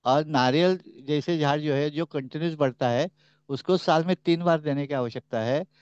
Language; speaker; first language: Hindi; non-native, local second language; Marathi